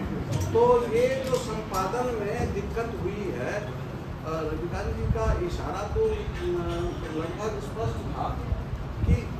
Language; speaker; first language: Hindi; native; Hindi